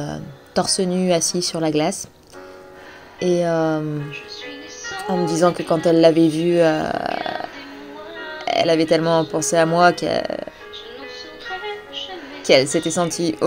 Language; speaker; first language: French; native; French